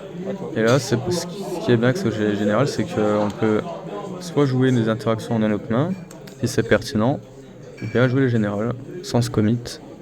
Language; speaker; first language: French; native; French